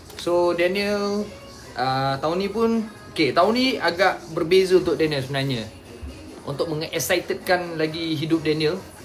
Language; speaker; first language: Malay; non-native, local second language; Chinese